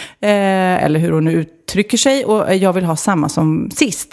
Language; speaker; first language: Swedish; native; Swedish